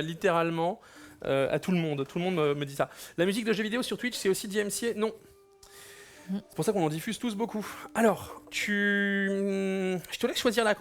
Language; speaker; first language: French; native; French